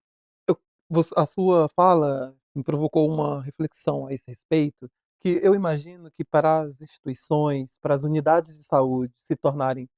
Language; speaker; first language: Portuguese; native; Portuguese